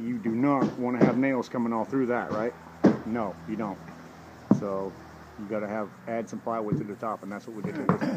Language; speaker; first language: English; native; English